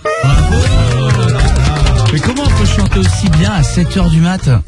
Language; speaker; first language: French; native; French